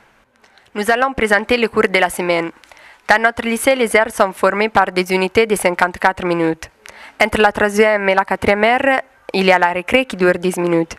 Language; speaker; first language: French; non-native, learner; Italian